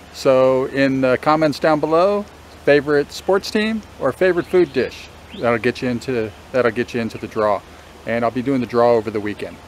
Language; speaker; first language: English; native; English